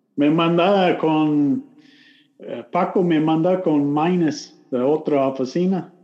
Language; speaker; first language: Spanish; non-native, learner; English